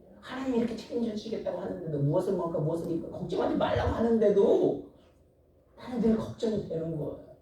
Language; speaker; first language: Korean; native; Korean